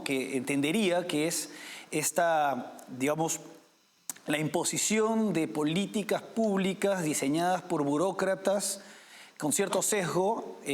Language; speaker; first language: Spanish; native; Spanish